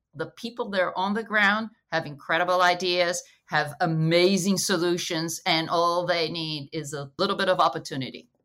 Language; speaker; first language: English; non-native, fluent; Portuguese